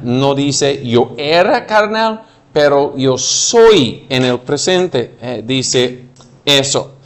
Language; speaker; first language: Spanish; non-native, fluent; English